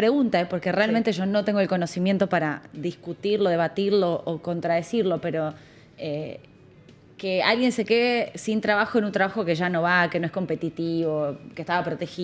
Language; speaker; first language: Spanish; native; Spanish